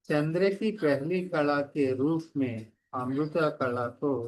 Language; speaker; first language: Hindi; non-native, local second language; Telugu